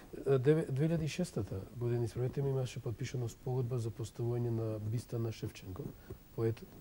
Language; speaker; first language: Macedonian; native; Macedonian